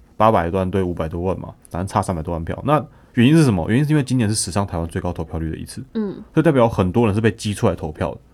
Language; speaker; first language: Chinese; native; Chinese